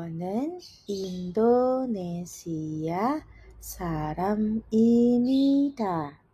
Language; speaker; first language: Korean; non-native, fluent; Indonesian